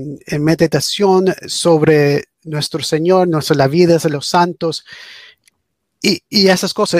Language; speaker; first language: Spanish; early bilingual, heritage; English